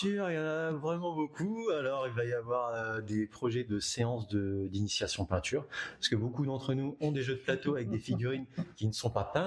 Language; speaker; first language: French; native; French